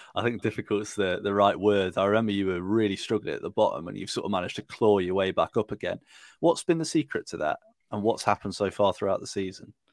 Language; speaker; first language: English; native; English